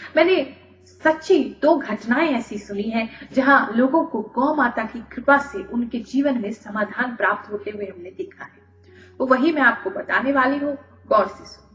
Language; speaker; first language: Hindi; native; Hindi